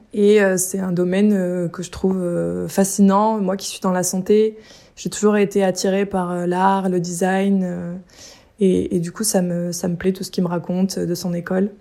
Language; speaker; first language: French; native; French